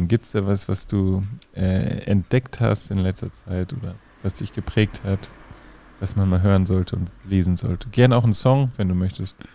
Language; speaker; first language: German; native; German